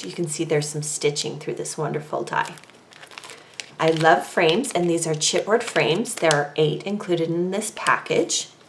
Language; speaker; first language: English; native; English